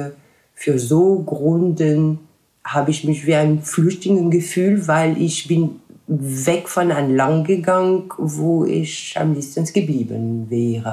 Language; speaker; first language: German; non-native, fluent; French